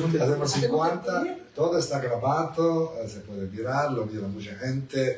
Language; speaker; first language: Spanish; non-native, learner; Italian